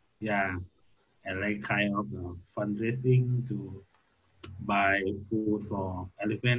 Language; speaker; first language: English; non-native, learner; Thai